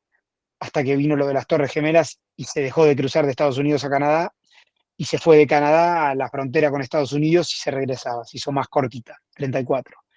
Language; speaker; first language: Spanish; native; Spanish